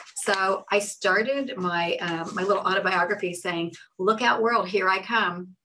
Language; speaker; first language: English; native; English